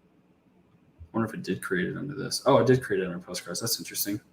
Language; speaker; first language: English; native; English